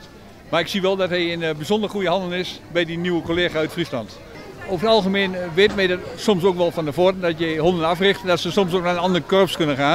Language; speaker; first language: Dutch; native; Dutch